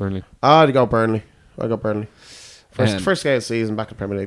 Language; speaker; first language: English; native; English